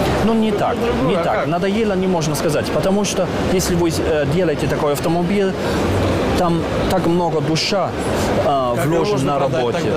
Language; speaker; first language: Russian; non-native, learner; German